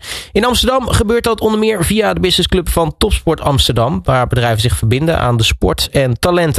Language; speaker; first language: Dutch; native; Dutch